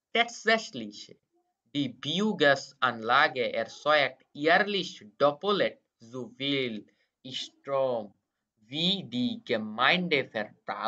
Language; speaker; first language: German; non-native, fluent; Bangla